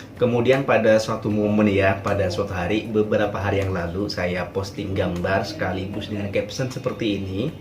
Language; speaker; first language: Indonesian; native; Indonesian